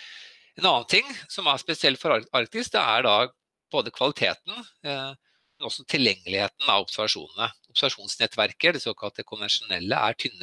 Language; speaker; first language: Norwegian; native; Norwegian